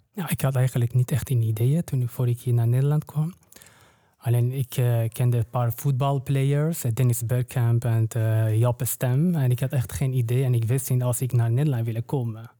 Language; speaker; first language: Dutch; non-native, learner; Persian